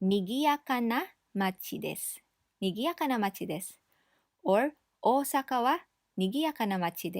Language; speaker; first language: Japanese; non-native, fluent; English